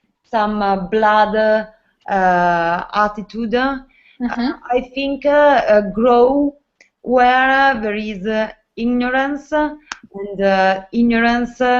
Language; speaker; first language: English; non-native, learner; Italian